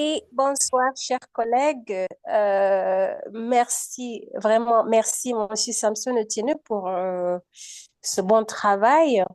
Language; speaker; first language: French; non-native, fluent; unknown